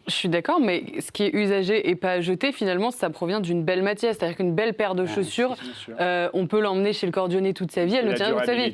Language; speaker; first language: French; native; French